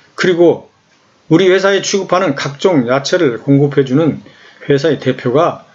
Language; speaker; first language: Korean; native; Korean